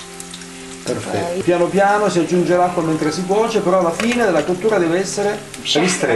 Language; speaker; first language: Italian; native; Italian